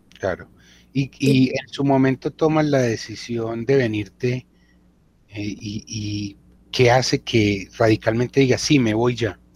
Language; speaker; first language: Spanish; native; Spanish